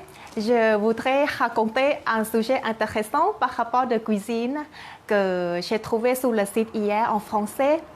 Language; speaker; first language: French; non-native, learner; Thai